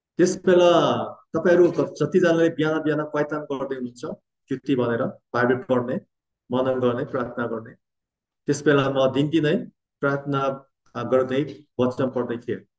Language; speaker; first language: Nepali; non-native, fluent; Korean